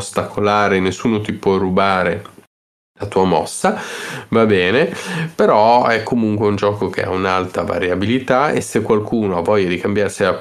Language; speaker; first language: Italian; native; Italian